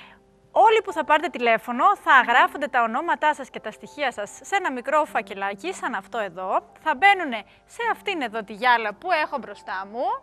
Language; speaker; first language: Greek; native; Greek